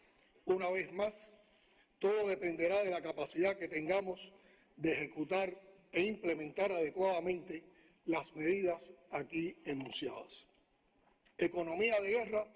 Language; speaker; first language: Spanish; native; Spanish